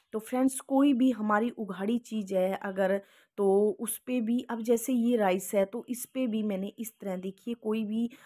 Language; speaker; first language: Hindi; native; Hindi